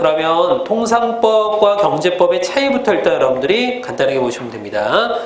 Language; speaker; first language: Korean; native; Korean